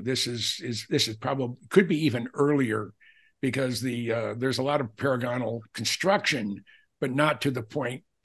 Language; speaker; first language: English; native; English